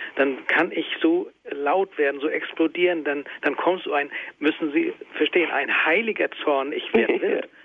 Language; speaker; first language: German; native; German